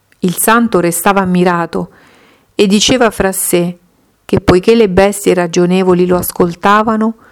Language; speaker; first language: Italian; native; Italian